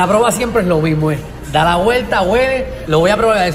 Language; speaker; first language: Spanish; native; Spanish